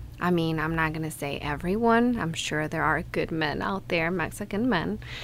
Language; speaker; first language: English; non-native, fluent; Spanish